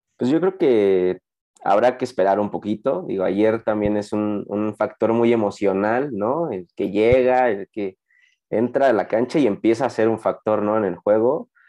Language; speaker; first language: Spanish; native; Spanish